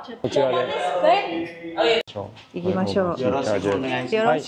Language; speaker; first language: Japanese; native; Japanese